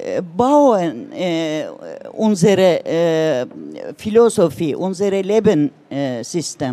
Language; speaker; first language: German; non-native, learner; Turkish